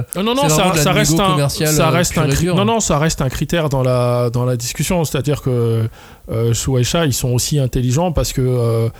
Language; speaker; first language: French; native; French